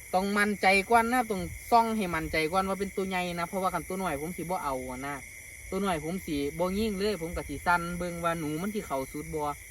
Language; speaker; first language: Thai; native; Thai